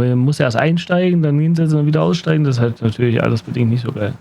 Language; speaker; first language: German; native; German